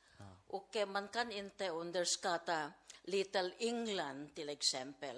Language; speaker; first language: Swedish; non-native, fluent; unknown